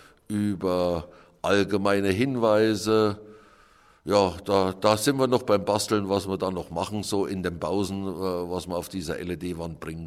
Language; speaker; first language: German; native; German